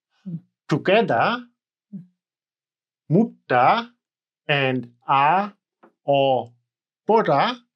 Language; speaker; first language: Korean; non-native, learner; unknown